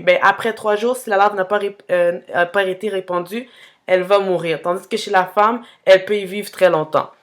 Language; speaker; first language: French; native; French